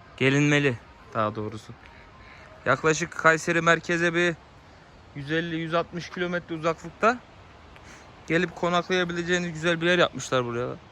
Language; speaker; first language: Turkish; native; Turkish